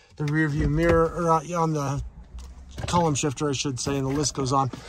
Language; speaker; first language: English; native; English